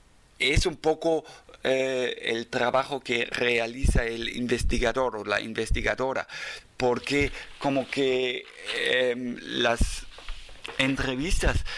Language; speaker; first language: Spanish; non-native, fluent; German